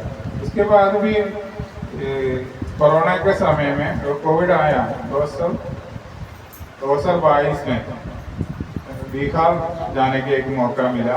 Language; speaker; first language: Hindi; non-native, local second language; Malayalam